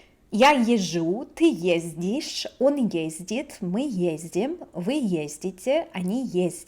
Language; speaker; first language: Russian; non-native, fluent; English